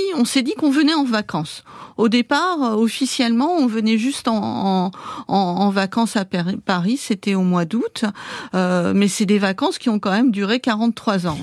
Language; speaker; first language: French; early bilingual, other home language; Armenian